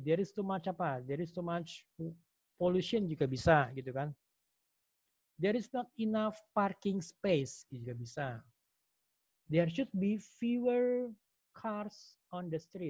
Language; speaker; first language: English; non-native, fluent; Indonesian